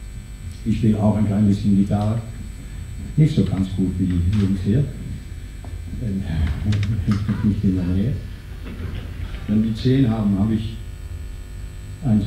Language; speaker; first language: German; non-native, fluent; Dutch